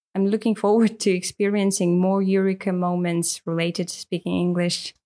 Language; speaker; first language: English; non-native, fluent; Russian